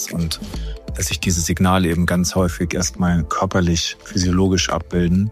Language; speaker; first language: German; native; German